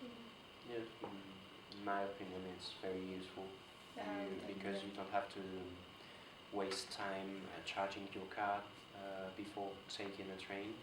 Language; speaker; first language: English; non-native, fluent; Spanish